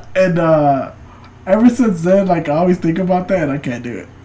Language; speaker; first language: English; native; English